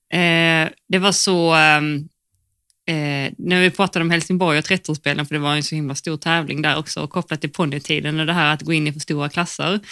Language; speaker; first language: Swedish; native; Swedish